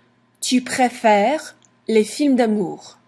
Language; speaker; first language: French; non-native, fluent; English